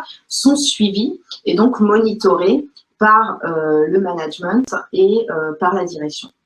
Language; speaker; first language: French; native; French